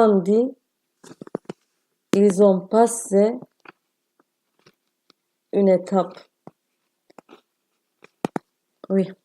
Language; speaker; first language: French; non-native, learner; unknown